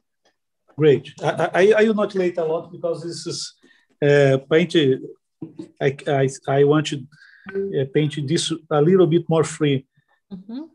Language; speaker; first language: English; non-native, learner; Portuguese